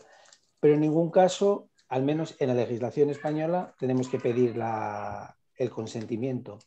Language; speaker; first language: Spanish; native; Spanish